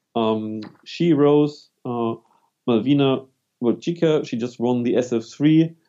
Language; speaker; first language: English; non-native, fluent; German